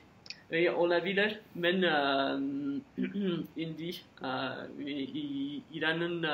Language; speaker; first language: Azerbaijani; non-native, learner; French